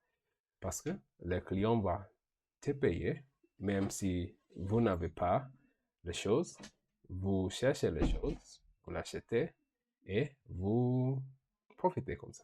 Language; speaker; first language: French; non-native, learner; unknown